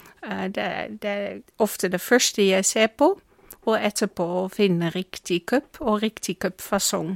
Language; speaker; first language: Norwegian; non-native, fluent; Dutch